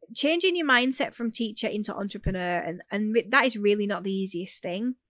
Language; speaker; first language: English; native; English